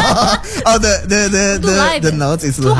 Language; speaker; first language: English; non-native, local second language; Indonesian